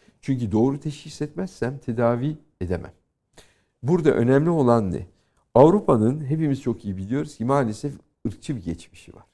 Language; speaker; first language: Turkish; native; Turkish